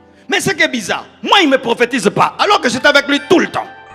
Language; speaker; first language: French; non-native, local second language; Lingala